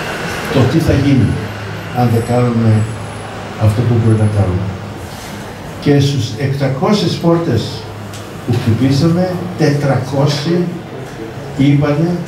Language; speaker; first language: Greek; early bilingual, heritage; Greek